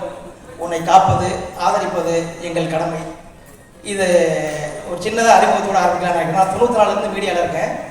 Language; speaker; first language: Tamil; native; Tamil